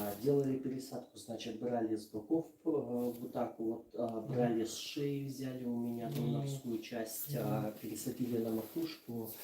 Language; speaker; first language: Russian; native; Russian